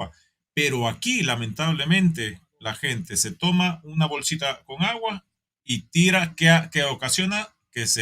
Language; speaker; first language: Spanish; native; Spanish